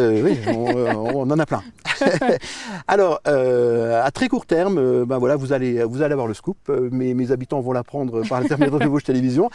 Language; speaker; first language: French; native; French